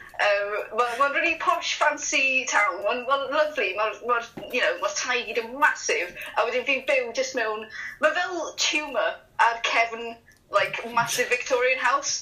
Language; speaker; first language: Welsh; native; Welsh